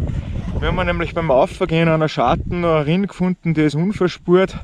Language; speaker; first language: German; native; German